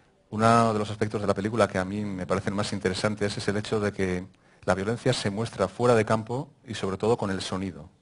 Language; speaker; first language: Spanish; native; Spanish